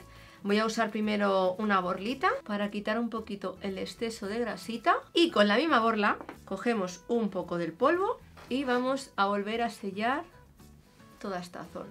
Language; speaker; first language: Spanish; native; Spanish